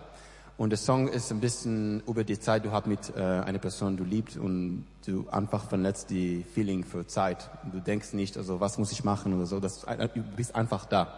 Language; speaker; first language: German; non-native, learner; English